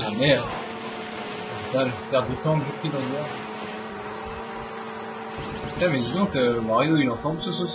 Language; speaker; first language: French; native; French